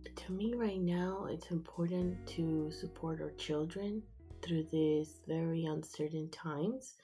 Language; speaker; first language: English; early bilingual, other home language; Spanish